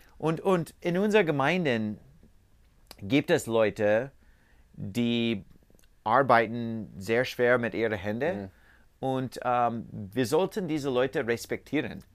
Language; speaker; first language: German; non-native, learner; English